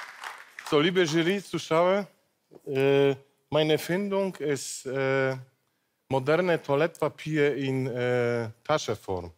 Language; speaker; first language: German; non-native, local second language; Polish